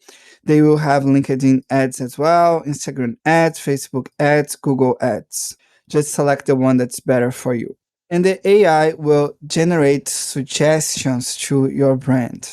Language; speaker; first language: English; non-native, fluent; Portuguese